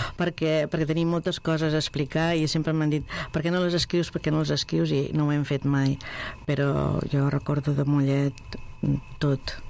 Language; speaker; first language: Catalan; non-native, local second language; Spanish